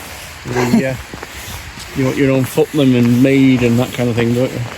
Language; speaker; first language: English; native; English